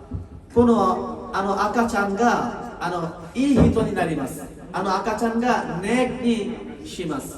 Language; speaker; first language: Japanese; non-native, learner; Bangla